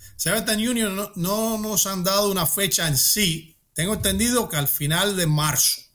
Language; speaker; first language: Spanish; early bilingual, heritage; Spanish